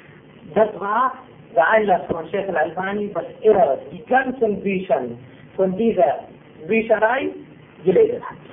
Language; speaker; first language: German; non-native, fluent; Turkish